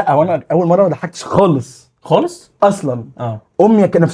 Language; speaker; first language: Arabic; native; Arabic